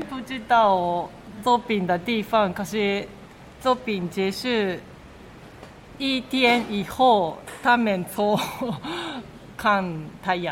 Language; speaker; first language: Chinese; non-native, learner; Japanese